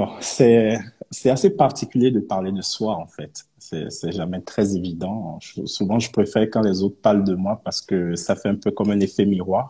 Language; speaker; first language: French; non-native, local second language; Yoruba